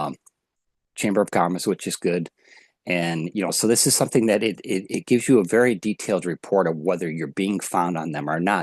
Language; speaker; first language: English; native; English